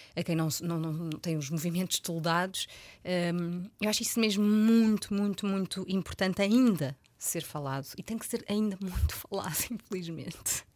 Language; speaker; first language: Portuguese; native; Portuguese